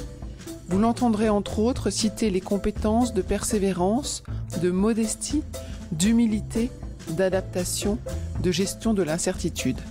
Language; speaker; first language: French; native; French